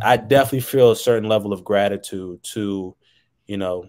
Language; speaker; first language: English; native; English